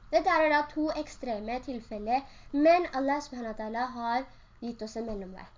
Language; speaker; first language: Norwegian; early bilingual, other home language; Urdu